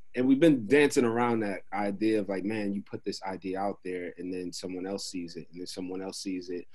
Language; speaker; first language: English; native; English